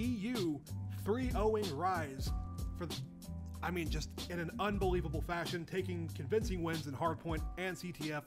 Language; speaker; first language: English; native; English